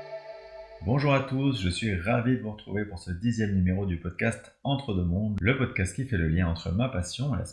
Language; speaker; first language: French; native; French